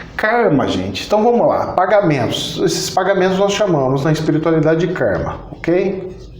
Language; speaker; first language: Portuguese; native; Portuguese